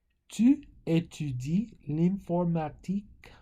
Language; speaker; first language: French; non-native, fluent; English